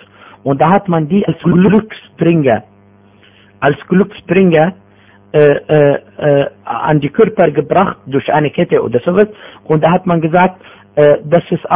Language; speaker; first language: German; non-native, fluent; Arabic